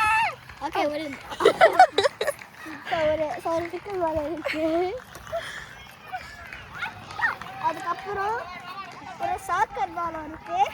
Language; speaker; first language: Tamil; early bilingual, heritage; Tamil